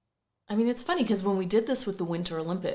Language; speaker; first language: English; native; English